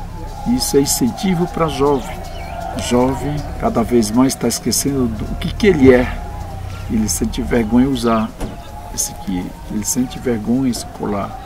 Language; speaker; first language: Portuguese; non-native, local second language; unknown